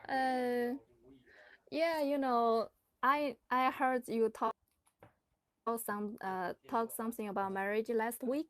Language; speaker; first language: English; non-native, learner; Chinese